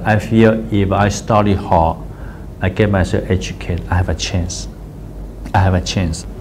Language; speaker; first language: English; non-native, fluent; Chinese